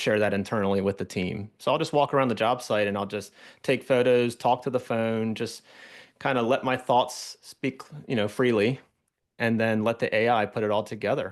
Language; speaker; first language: English; native; English